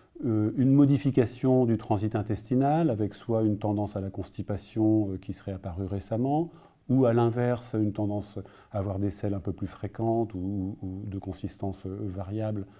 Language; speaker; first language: French; native; French